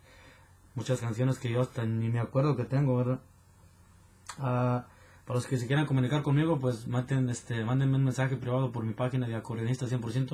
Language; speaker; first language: Spanish; native; Spanish